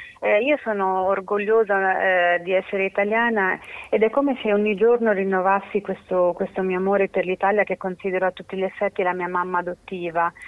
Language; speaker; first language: Italian; native; Italian